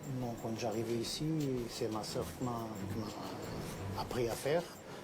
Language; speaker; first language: French; non-native, fluent; Portuguese